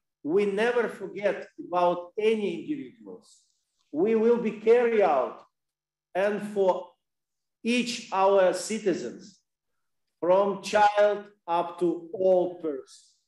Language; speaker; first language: English; non-native, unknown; Ukrainian